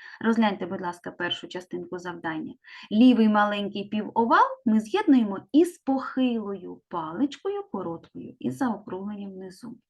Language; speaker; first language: Ukrainian; native; Ukrainian